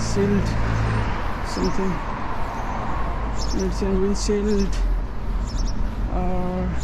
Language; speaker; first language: English; non-native, learner; Nepali